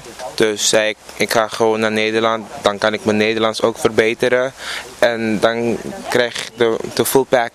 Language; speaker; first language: Dutch; non-native, local second language; Papiamento